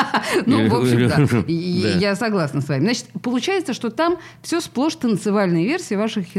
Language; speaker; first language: Russian; native; Russian